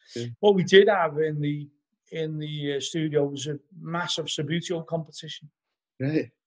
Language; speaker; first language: English; native; English